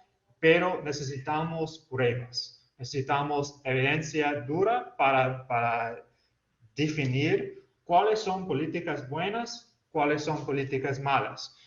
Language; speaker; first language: Spanish; non-native, fluent; English